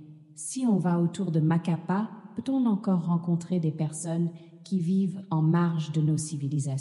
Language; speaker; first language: French; native; French